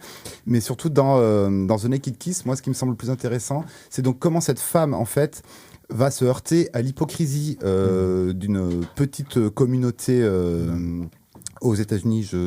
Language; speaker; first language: French; native; French